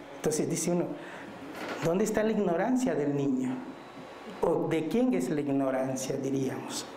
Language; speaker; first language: Spanish; non-native, local second language; Mixtepec Mixtec